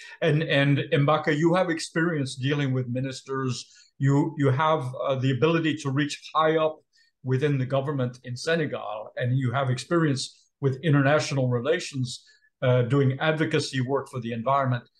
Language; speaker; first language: English; native; English